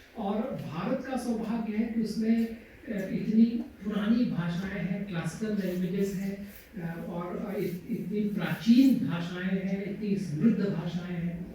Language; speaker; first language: Hindi; native; Hindi